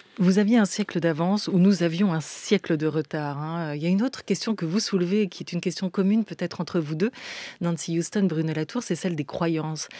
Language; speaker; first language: French; native; French